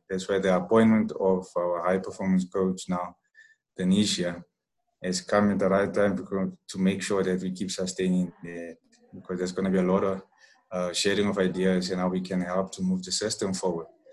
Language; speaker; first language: English; non-native, local second language; Afrikaans